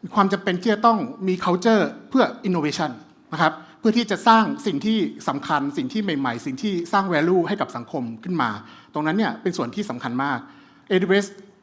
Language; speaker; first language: Thai; early bilingual, heritage; Thai